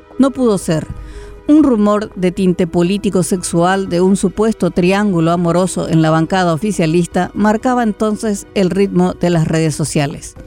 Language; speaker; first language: Spanish; native; Spanish